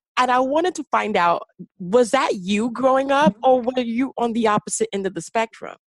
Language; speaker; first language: English; native; English